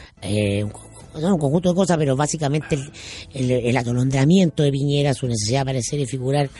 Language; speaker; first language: Spanish; native; Spanish